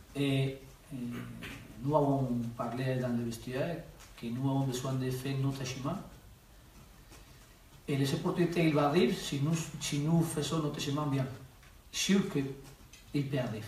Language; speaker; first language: French; non-native, learner; Spanish